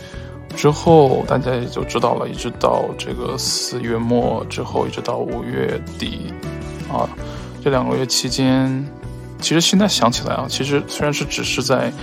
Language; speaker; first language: Chinese; native; Chinese